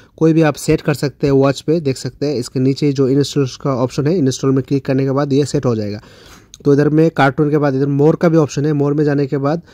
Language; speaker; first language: Hindi; non-native, local second language; Bangla